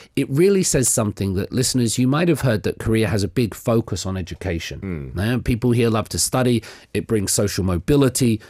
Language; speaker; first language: English; native; English